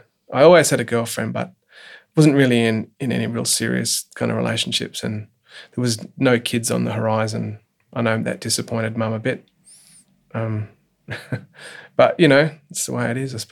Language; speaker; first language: English; native; English